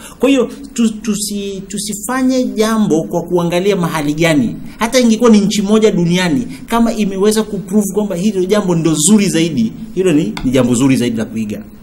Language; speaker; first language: Swahili; native; Swahili